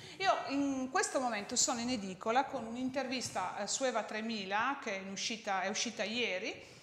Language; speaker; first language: Italian; native; Italian